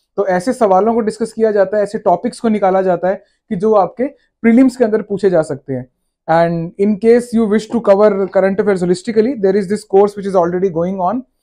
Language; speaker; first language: Hindi; native; Hindi